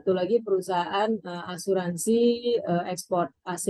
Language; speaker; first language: Indonesian; native; Indonesian